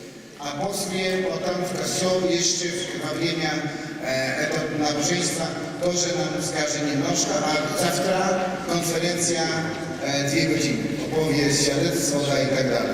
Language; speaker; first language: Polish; non-native, fluent; Russian